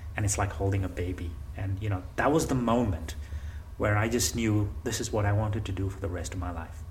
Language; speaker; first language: English; non-native, local second language; Gujarati